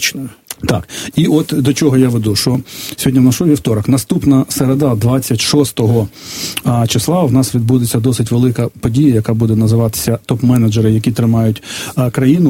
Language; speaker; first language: Ukrainian; native; Ukrainian